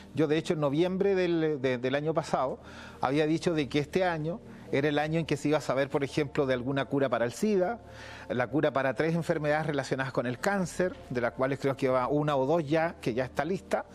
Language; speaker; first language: Spanish; native; Spanish